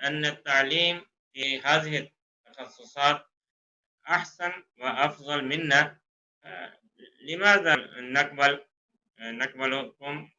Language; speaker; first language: Arabic; non-native, fluent; Urdu